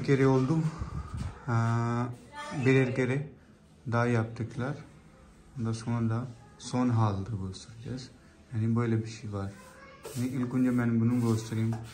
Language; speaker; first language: Turkish; non-native, learner; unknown